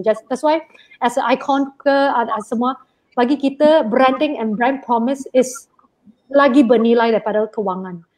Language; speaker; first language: English; non-native, local second language; Chinese